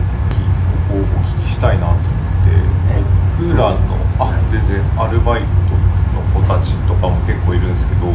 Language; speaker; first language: Japanese; native; Japanese